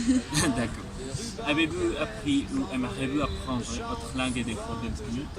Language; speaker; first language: French; non-native, learner; Spanish